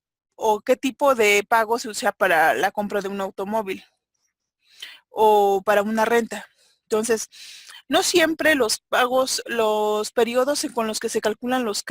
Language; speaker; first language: Spanish; native; Spanish